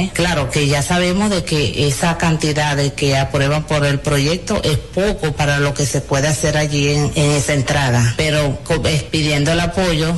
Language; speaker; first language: Spanish; native; Spanish